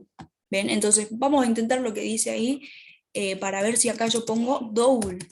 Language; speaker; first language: Spanish; native; Spanish